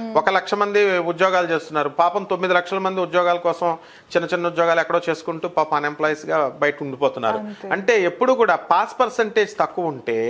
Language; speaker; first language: Telugu; native; Telugu